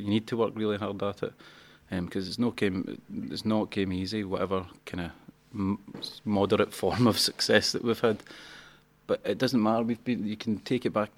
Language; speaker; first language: English; native; English